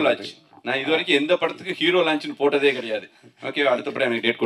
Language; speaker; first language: Tamil; native; Tamil